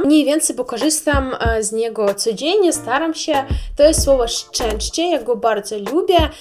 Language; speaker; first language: Polish; non-native, learner; Russian